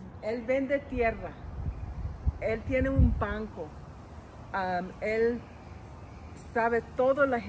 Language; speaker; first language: Spanish; non-native, learner; English